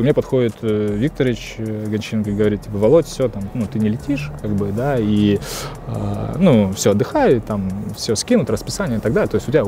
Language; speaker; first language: Russian; native; Russian